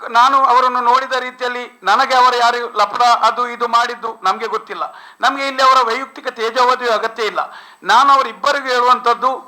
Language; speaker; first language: Kannada; non-native, local second language; Tulu